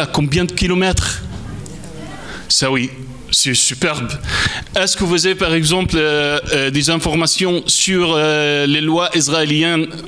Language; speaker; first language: French; non-native, fluent; Arabic